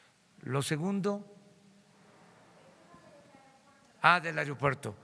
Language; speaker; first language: Spanish; native; Spanish